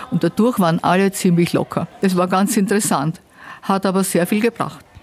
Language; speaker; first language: German; native; German